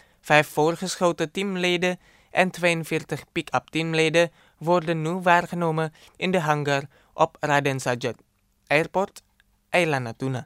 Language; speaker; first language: Dutch; non-native, fluent; Indonesian